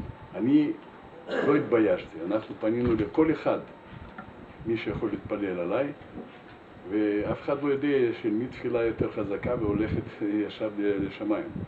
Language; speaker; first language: Hebrew; non-native, fluent; Russian